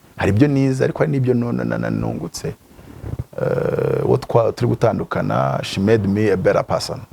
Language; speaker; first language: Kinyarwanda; native; Kinyarwanda